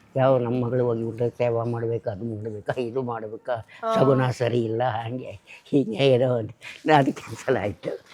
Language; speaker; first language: Kannada; non-native, local second language; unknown